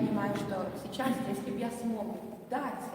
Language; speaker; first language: Russian; non-native, fluent; Italian